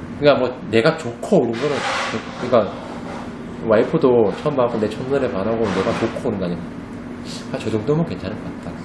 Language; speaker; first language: Korean; native; Korean